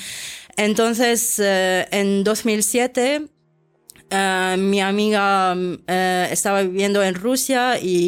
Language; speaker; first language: Spanish; non-native, fluent; Arabic